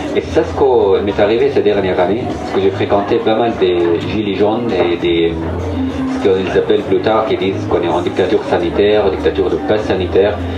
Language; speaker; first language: French; non-native, fluent; Arabic